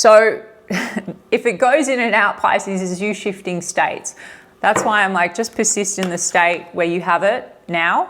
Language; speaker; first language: English; native; English